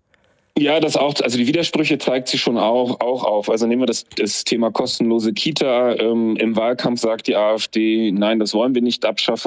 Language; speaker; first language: German; native; German